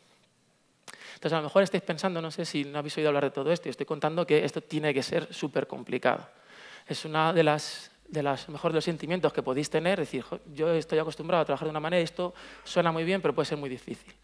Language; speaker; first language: Spanish; native; Spanish